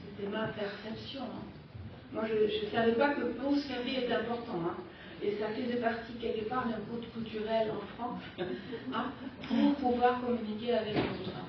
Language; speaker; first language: French; non-native, fluent; German